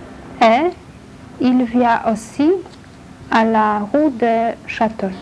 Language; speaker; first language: French; non-native, learner; Polish